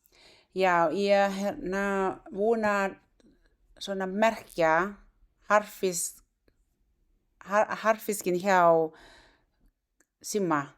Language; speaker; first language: Icelandic; non-native, learner; Thai